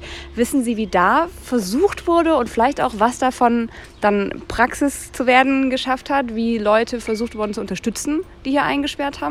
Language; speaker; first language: German; native; German